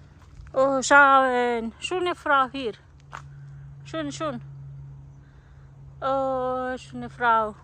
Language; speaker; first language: German; non-native, learner; Persian